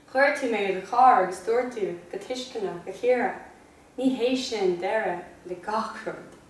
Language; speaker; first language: Irish; non-native, local second language; English